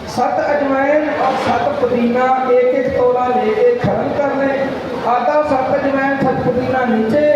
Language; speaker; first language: Urdu; non-native, local second language; Punjabi